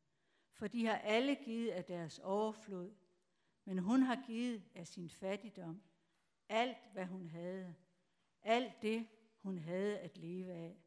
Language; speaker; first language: Danish; native; Danish